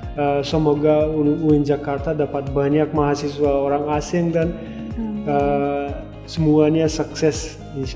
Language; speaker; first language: Indonesian; non-native, fluent; Turkmen